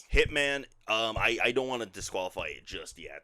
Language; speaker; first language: English; native; English